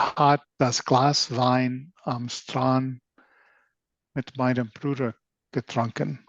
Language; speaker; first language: German; non-native, learner; English